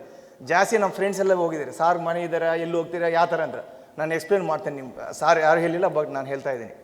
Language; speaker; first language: Kannada; non-native, local second language; Telugu